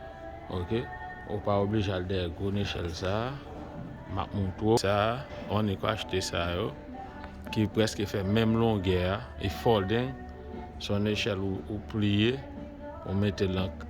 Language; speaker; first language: French; non-native, learner; Haitian Creole